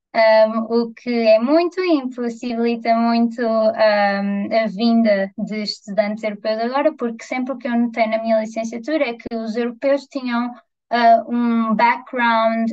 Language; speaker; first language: Portuguese; native; Portuguese